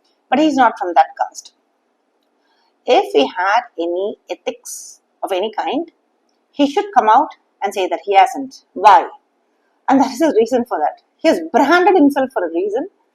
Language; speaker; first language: English; non-native, local second language; Tamil